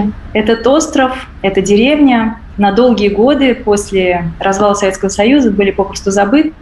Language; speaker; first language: Russian; native; Russian